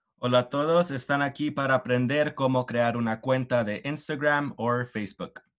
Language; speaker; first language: Spanish; early bilingual, heritage; Spanish